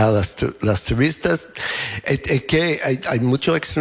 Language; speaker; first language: Spanish; non-native, fluent; English